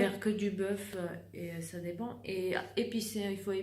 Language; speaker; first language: French; early bilingual, other home language; Georgian